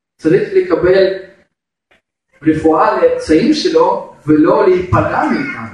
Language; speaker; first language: Hebrew; non-native, fluent; Russian